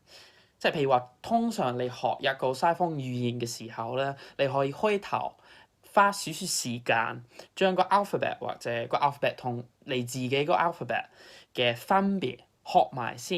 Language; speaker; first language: Cantonese; non-native, fluent; English